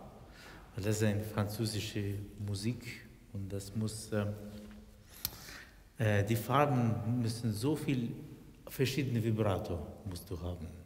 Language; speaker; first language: German; non-native, fluent; Russian